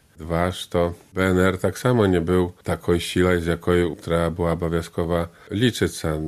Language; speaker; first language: Belarusian; non-native, local second language; Polish